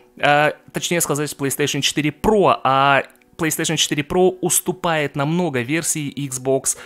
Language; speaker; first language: Russian; native; Russian